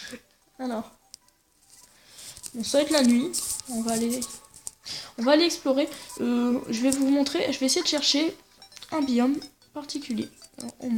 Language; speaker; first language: French; native; French